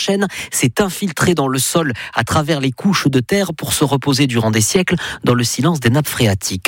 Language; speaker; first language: French; native; French